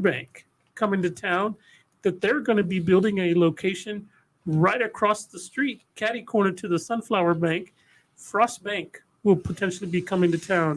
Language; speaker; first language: English; native; English